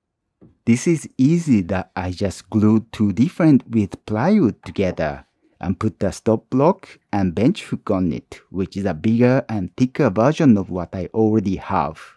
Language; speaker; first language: English; non-native, fluent; Japanese